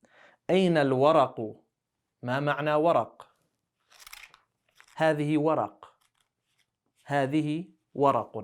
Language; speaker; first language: Arabic; non-native, fluent; English